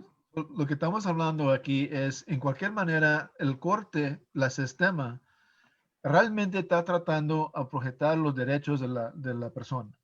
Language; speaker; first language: Spanish; non-native, fluent; English